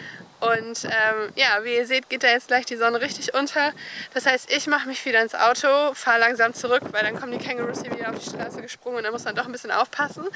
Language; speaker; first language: German; native; German